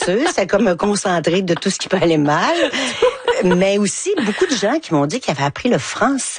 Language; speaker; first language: French; native; French